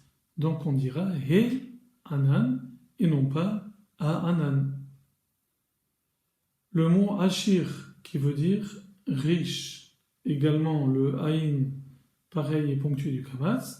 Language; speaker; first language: French; native; French